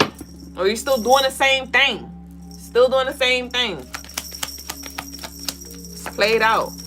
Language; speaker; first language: English; native; English